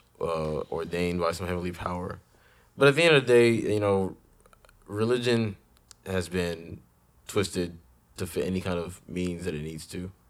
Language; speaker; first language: English; native; English